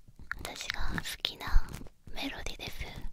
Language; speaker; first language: Japanese; non-native, learner; Korean